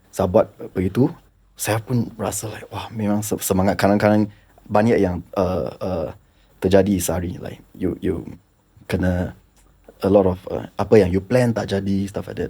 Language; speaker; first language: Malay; non-native, local second language; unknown